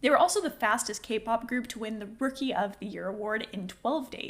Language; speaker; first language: English; native; English